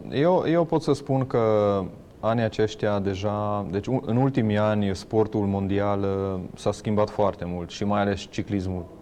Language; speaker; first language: Romanian; non-native, local second language; Hungarian